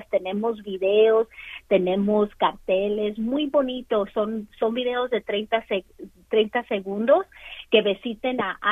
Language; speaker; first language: Spanish; early bilingual, other home language; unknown